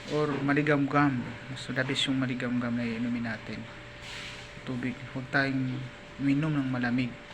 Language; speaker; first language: Filipino; non-native, local second language; Bikol